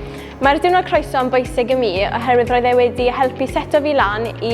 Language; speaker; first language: Welsh; non-native, local second language; English